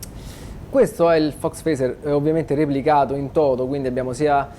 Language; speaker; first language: Italian; native; Italian